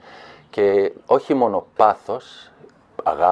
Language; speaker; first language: Greek; non-native, fluent; English